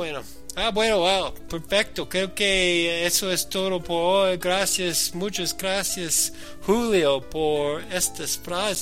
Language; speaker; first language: Spanish; non-native, learner; English